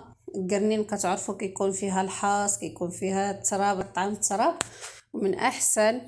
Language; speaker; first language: Arabic; native; Arabic